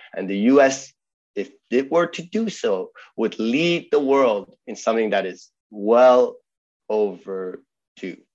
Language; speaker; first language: English; early bilingual, other home language; Persian